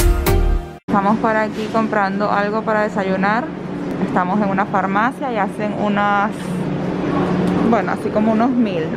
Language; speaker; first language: Spanish; native; Spanish